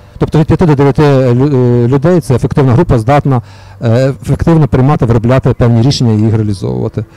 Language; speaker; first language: Ukrainian; native; Ukrainian